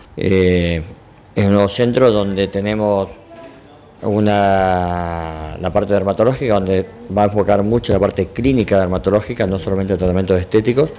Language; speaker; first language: Spanish; native; Spanish